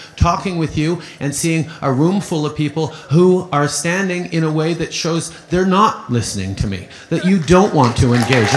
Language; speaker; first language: English; early bilingual, other home language; French